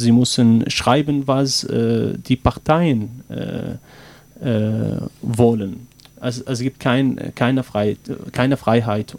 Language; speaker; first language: German; non-native, learner; Arabic